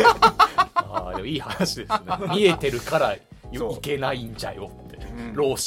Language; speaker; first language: Japanese; native; Japanese